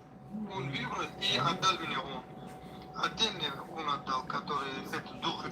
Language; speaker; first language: Russian; non-native, learner; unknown